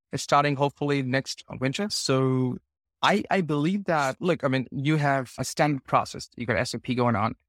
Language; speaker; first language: English; non-native, local second language; Hindi